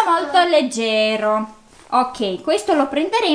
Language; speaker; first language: Italian; native; Italian